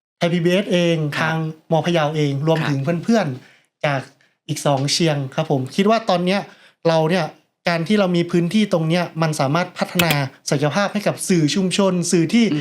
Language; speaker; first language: Thai; native; Thai